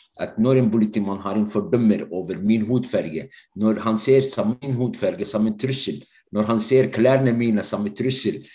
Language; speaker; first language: Norwegian; non-native, fluent; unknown